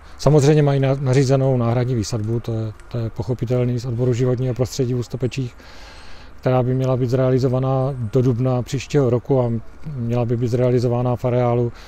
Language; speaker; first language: Czech; native; Czech